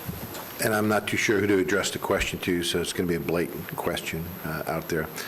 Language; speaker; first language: English; native; English